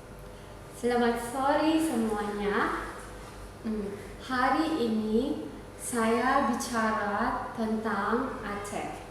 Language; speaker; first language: Indonesian; non-native, learner; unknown